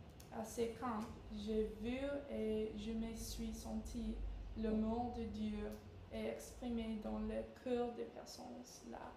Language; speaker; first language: French; non-native, learner; English